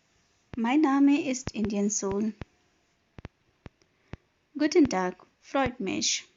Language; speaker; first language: German; non-native, fluent; Hindi